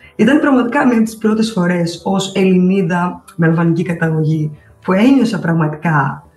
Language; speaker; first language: Greek; early bilingual, other home language; Albanian